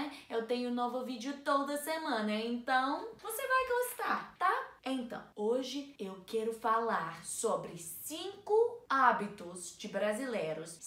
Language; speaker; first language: Portuguese; non-native, learner; English